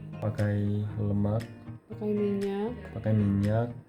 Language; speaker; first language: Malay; non-native, learner; Turkish